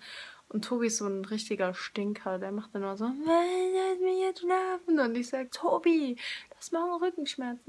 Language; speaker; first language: German; native; German